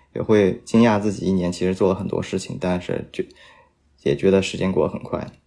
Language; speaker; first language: Chinese; native; Chinese